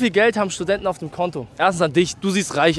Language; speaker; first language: German; native; German